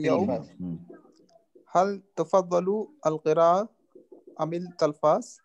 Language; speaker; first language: Arabic; non-native, learner; Urdu